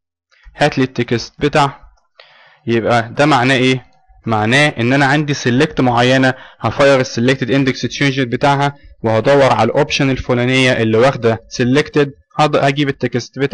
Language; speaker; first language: Arabic; native; Arabic